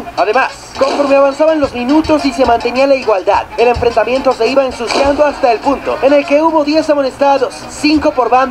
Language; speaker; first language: Spanish; native; Spanish